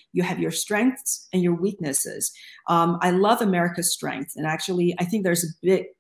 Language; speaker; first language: English; non-native, fluent; Chinese